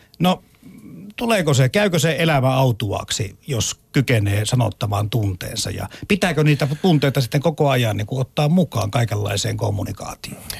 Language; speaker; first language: Finnish; native; Finnish